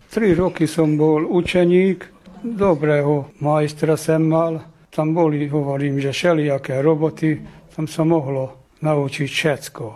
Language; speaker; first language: Slovak; native; Slovak